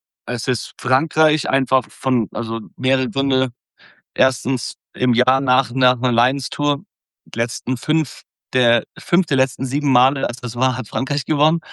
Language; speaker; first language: German; native; German